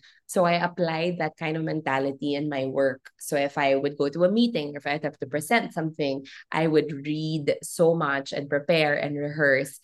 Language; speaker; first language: English; non-native, local second language; Filipino